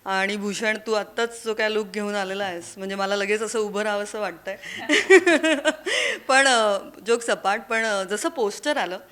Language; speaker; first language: Marathi; native; Marathi